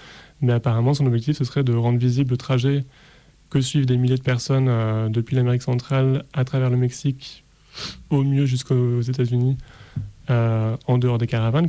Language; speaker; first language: French; native; French